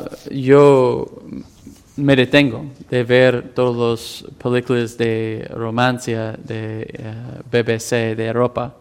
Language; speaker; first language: Spanish; non-native, fluent; English